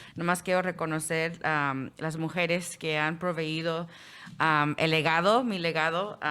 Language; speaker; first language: Spanish; early bilingual, heritage; Spanish